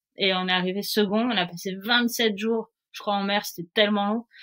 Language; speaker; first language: French; native; French